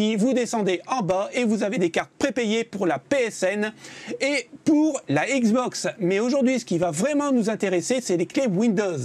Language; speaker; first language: French; native; French